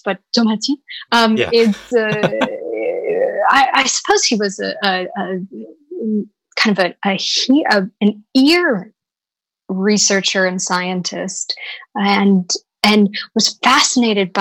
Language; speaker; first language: English; native; English